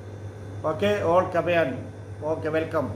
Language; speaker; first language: English; non-native, learner; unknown